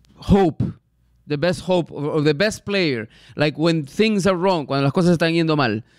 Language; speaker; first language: English; non-native, fluent; Spanish